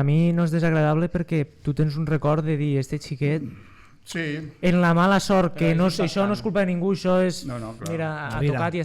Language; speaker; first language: Catalan; native; Catalan